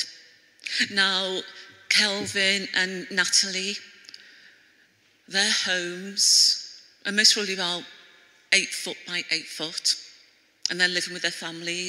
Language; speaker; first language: English; native; English